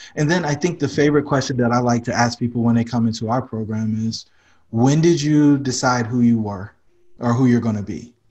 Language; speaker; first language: English; native; English